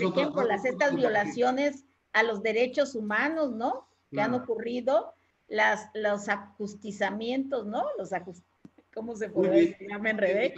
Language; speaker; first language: Spanish; native; Spanish